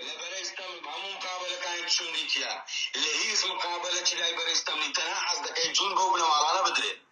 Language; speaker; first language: Central Kurdish; native; Central Kurdish